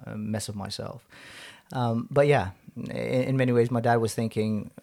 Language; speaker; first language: English; non-native, local second language; Nepali